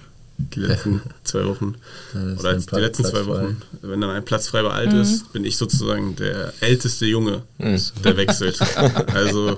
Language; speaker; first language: German; native; German